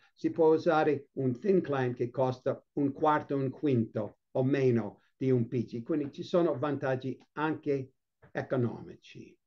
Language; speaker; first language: Italian; non-native, fluent; English